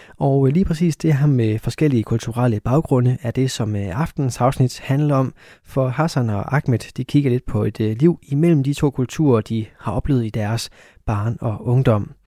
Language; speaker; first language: Danish; native; Danish